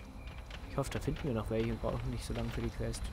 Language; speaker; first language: German; native; German